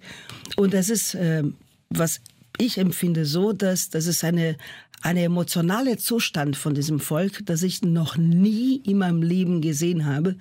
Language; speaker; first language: German; non-native, fluent; Portuguese